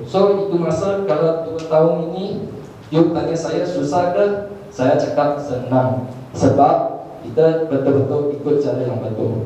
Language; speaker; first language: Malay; non-native, local second language; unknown